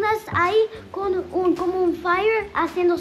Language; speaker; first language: Spanish; early bilingual, heritage; Spanish